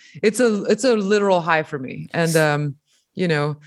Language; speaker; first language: English; early bilingual, other home language; Spanish